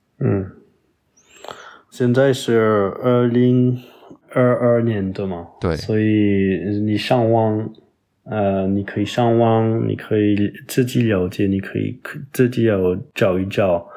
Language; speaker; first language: Chinese; non-native, fluent; French